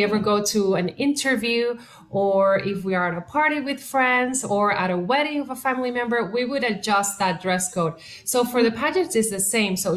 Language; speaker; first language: English; non-native, fluent; Spanish